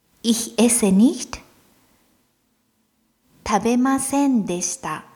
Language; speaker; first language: German; non-native, fluent; Japanese